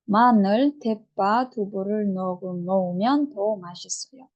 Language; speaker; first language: Korean; non-native, fluent; Kyrgyz